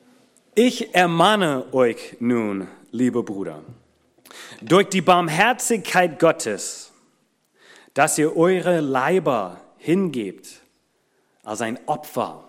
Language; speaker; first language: German; non-native, fluent; English